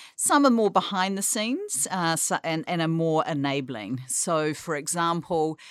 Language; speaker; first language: English; native; English